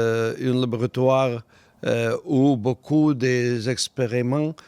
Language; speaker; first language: French; non-native, fluent; Russian